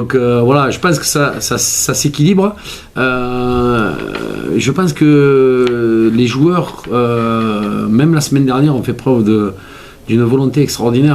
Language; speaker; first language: French; native; French